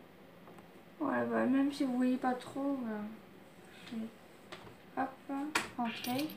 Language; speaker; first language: French; native; French